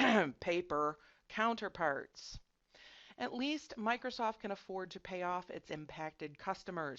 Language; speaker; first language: English; native; English